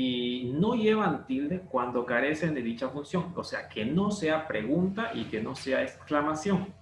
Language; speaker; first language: Spanish; native; Spanish